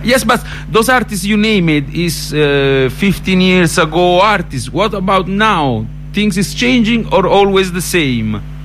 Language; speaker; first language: English; non-native, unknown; Italian